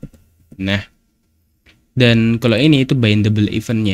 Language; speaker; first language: Indonesian; native; Indonesian